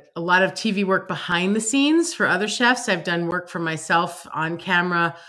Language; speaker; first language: English; native; English